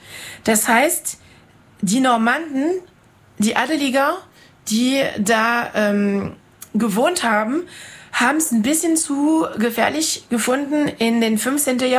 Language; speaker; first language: German; non-native, fluent; French